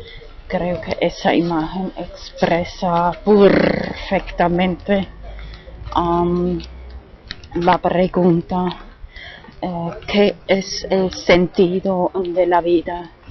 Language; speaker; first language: Spanish; non-native, fluent; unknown